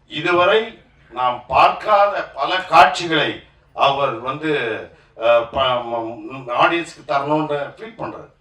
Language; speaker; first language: Tamil; native; Tamil